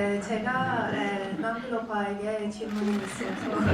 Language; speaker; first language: Korean; non-native, learner; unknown